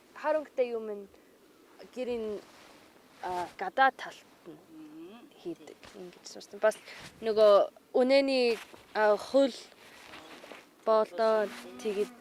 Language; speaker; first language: Mongolian; non-native, learner; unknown